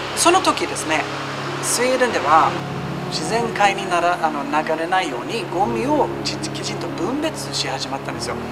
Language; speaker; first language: Japanese; non-native, fluent; Swedish